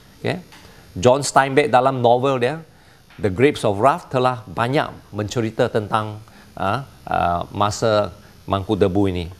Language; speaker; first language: Malay; non-native, local second language; Chinese